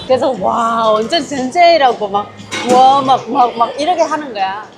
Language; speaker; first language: Korean; non-native, learner; Vietnamese